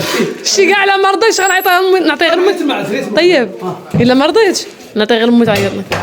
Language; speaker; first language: Arabic; native; Arabic